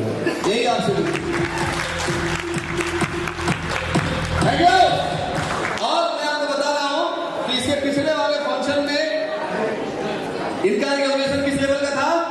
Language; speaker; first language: Hindi; native; Hindi